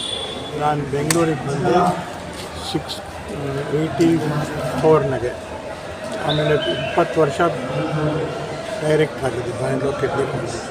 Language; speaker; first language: Kannada; non-native, learner; Tamil